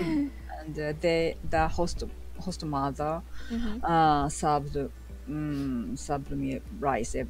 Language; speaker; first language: English; non-native, learner; Japanese